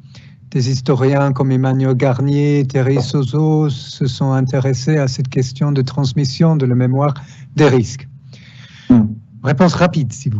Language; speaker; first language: French; non-native, fluent; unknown